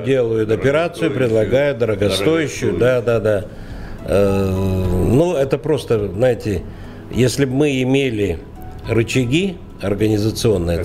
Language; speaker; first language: Russian; native; Russian